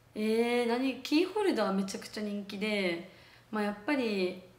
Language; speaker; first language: Japanese; native; Japanese